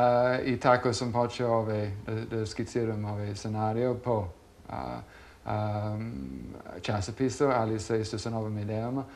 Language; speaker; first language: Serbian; non-native, fluent; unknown